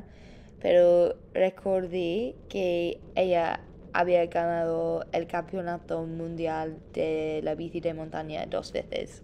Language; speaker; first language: Spanish; non-native, fluent; English